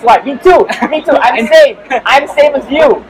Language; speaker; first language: English; non-native, fluent; Korean